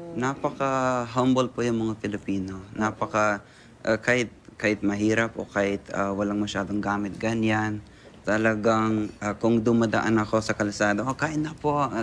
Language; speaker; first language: Filipino; non-native, fluent; English